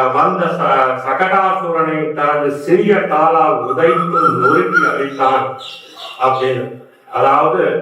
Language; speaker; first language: Tamil; native; Tamil